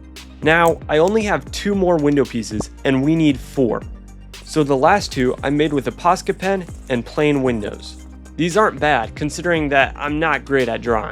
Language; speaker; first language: English; native; English